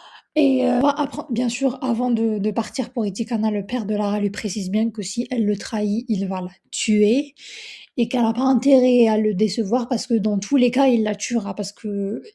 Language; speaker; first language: French; native; French